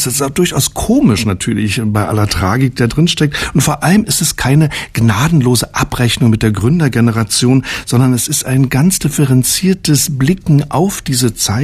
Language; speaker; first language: German; native; German